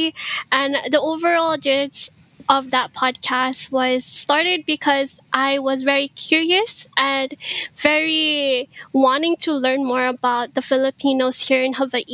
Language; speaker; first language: English; early bilingual, other home language; Iloko